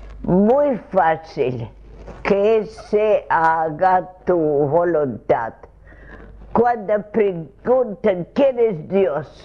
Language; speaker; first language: Spanish; non-native, fluent; Russian